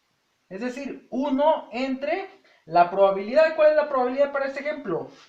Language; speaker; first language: Spanish; native; Spanish